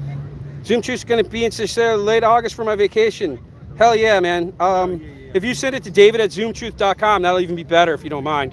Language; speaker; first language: English; native; English